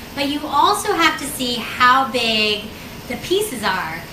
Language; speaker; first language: English; native; English